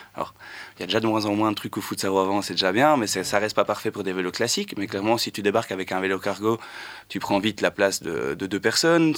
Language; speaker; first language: French; native; French